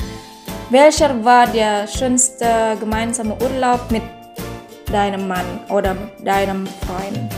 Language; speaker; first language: German; non-native, learner; Indonesian